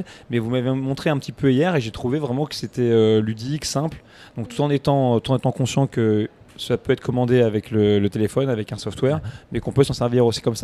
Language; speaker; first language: French; native; French